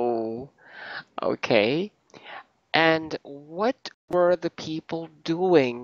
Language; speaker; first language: English; non-native, fluent; Russian